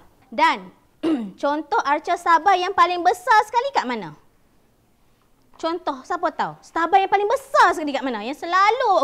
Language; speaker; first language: Malay; native; Malay